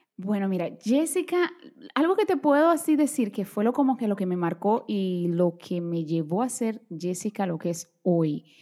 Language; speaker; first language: Spanish; early bilingual, other home language; Portuguese